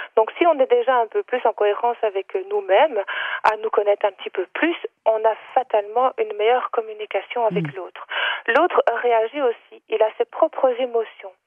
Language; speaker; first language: French; native; French